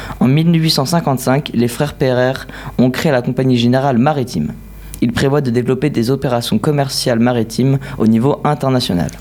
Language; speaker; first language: French; native; French